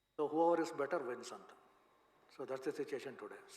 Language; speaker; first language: English; non-native, local second language; Kannada